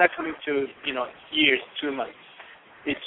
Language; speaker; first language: English; non-native, fluent; Japanese